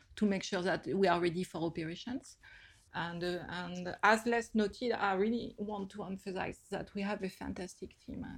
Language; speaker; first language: English; non-native, fluent; French